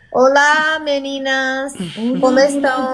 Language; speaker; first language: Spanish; non-native, learner; Portuguese